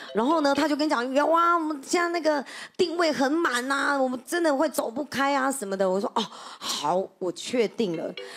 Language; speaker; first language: Chinese; native; Chinese